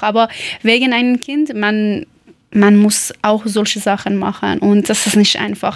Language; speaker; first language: German; non-native, learner; Persian